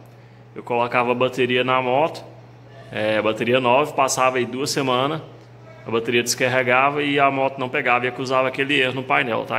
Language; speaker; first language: Portuguese; native; Portuguese